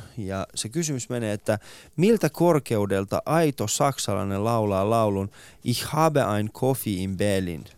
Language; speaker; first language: Finnish; early bilingual, other home language; Persian